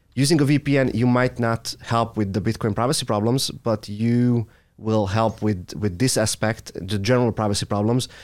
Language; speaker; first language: English; non-native, fluent; Hungarian